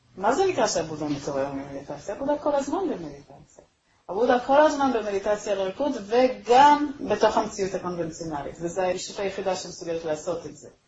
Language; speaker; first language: Hebrew; native; Hebrew